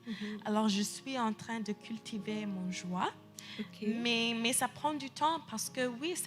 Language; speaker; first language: French; early bilingual, heritage; English